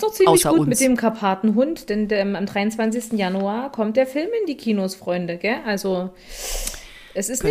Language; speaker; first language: German; native; German